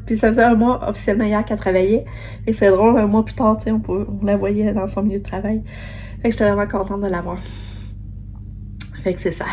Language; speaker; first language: French; native; French